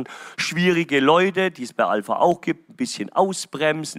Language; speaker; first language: German; native; German